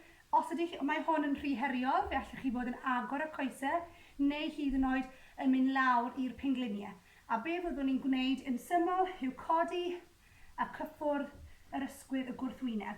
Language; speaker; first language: Welsh; native; Welsh